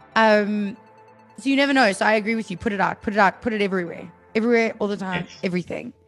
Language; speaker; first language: English; native; English